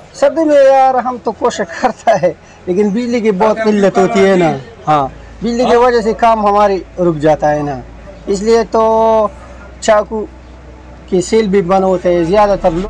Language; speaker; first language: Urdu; non-native, local second language; Punjabi